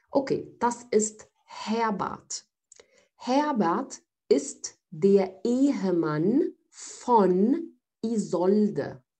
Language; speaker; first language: German; non-native, fluent; Arabic